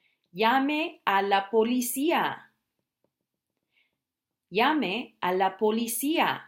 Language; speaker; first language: Spanish; non-native, fluent; English